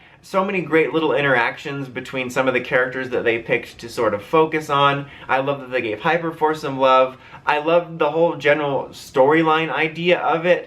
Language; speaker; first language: English; native; English